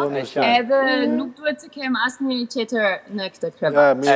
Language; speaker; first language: Albanian; early bilingual, heritage; Albanian